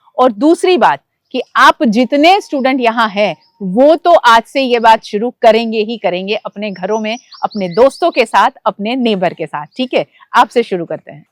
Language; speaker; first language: Hindi; non-native, local second language; Gujarati